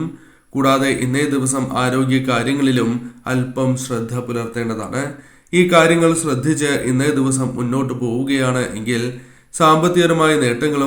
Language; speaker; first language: Malayalam; native; Malayalam